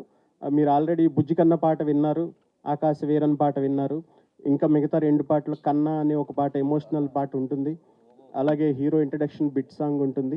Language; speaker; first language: Telugu; native; Telugu